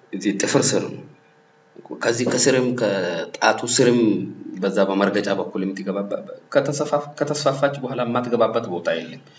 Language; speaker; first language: Amharic; non-native, local second language; Oromo